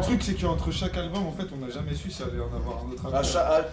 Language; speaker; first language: French; native; French